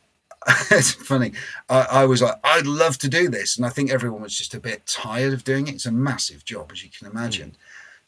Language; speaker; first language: English; native; English